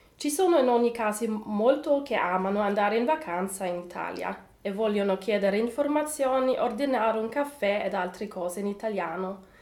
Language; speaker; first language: Italian; non-native, fluent; German